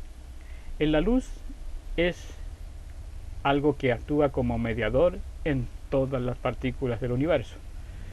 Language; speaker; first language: Spanish; native; Spanish